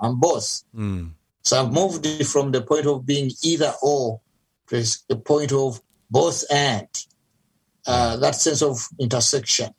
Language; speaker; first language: English; non-native, local second language; Ganda